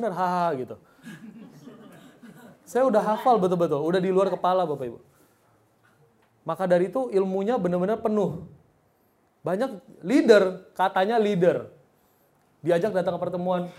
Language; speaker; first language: Indonesian; native; Indonesian